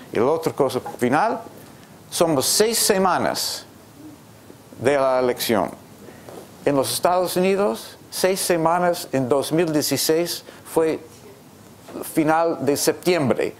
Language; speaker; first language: Spanish; non-native, fluent; English